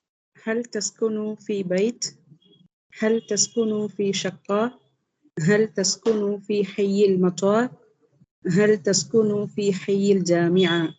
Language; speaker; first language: Arabic; non-native, learner; Tamil